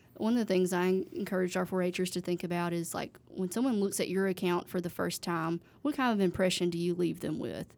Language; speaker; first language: English; native; English